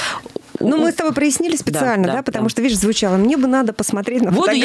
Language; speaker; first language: Russian; native; Russian